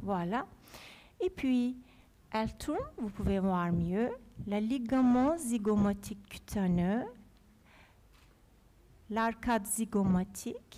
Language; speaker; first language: French; non-native, fluent; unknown